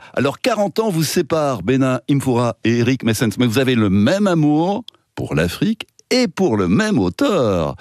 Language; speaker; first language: French; native; French